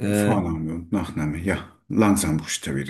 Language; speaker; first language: German; non-native, learner; Turkish